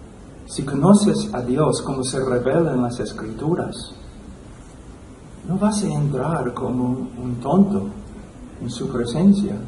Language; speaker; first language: Spanish; non-native, fluent; English